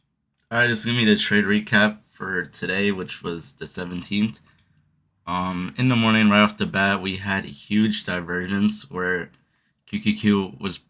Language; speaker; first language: English; native; English